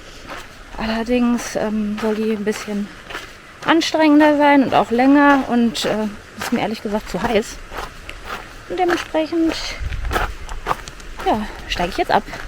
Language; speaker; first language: German; native; German